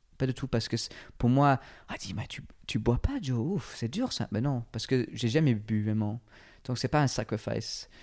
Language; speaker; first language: French; non-native, fluent; English